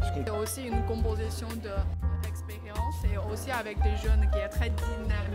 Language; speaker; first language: French; non-native, fluent; Chinese